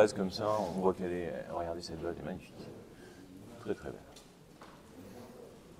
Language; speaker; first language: French; native; French